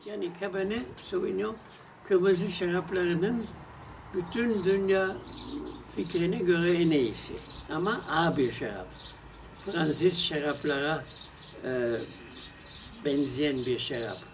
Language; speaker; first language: Turkish; non-native, fluent; German